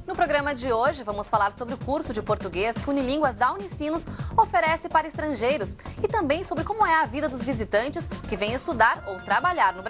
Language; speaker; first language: Portuguese; native; Portuguese